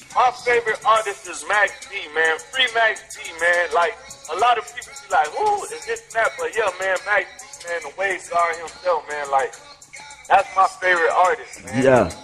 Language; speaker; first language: English; native; English